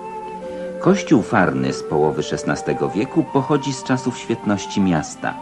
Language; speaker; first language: Polish; native; Polish